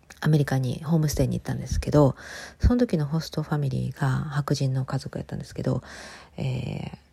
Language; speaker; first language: Japanese; native; Japanese